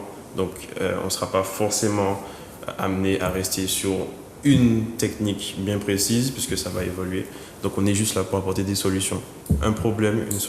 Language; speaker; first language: French; native; French